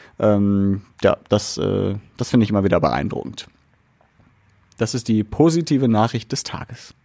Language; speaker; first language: German; native; German